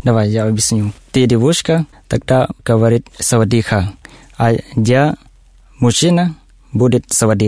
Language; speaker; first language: Russian; non-native, learner; Thai